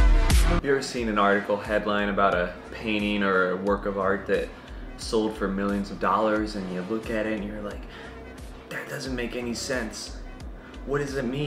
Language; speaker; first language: English; native; English